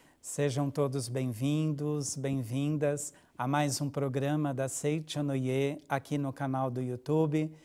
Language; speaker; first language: Portuguese; native; Portuguese